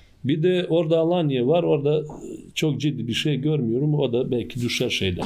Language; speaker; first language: Turkish; non-native, fluent; Bosnian